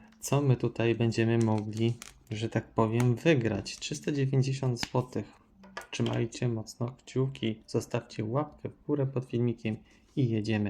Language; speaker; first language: Polish; native; Polish